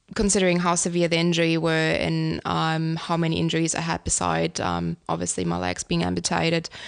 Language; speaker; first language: English; non-native, fluent; German